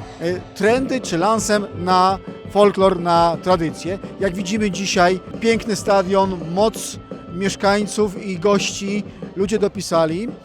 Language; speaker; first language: Polish; native; Polish